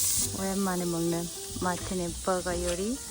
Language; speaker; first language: Korean; native; Korean